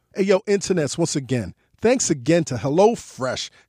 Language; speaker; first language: English; early bilingual, other home language; Haitian Creole